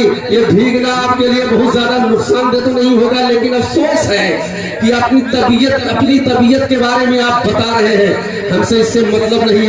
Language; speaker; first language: Hindi; native; Hindi